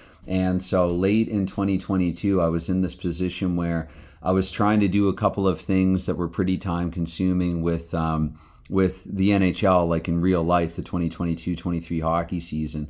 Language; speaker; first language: English; native; English